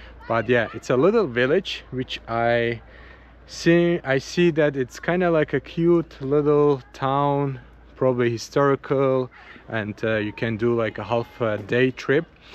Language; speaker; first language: English; non-native, fluent; Azerbaijani